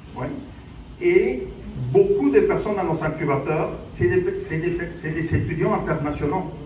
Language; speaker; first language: French; non-native, fluent; Spanish